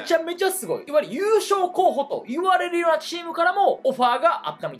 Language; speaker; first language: Japanese; native; Japanese